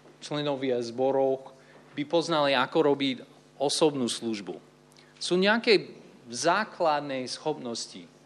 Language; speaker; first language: Slovak; non-native, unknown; English